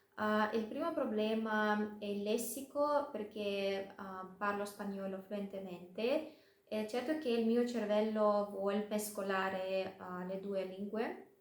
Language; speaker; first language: Italian; non-native, fluent; Russian